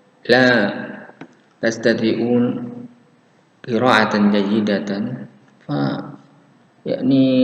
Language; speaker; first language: Arabic; non-native, fluent; Indonesian